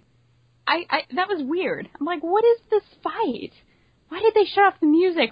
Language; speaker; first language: English; native; English